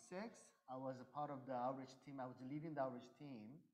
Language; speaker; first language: English; early bilingual, other home language; Korean